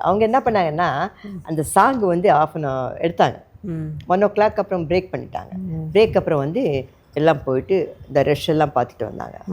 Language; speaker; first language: Tamil; non-native, local second language; Telugu